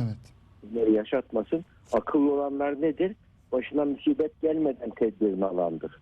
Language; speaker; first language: Turkish; native; Turkish